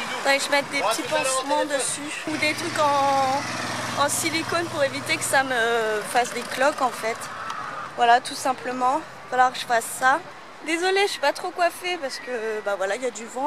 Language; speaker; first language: French; native; French